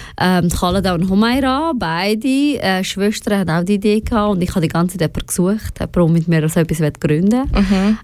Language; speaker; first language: German; non-native, fluent; Persian